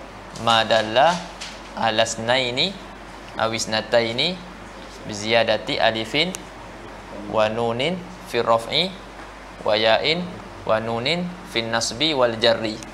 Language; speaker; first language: Arabic; non-native, fluent; Malay